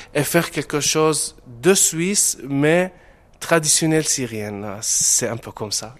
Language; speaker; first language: French; non-native, fluent; Arabic